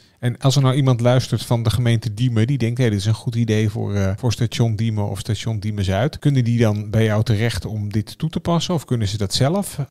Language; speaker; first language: Dutch; native; Dutch